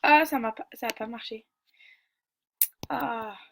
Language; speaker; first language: French; native; French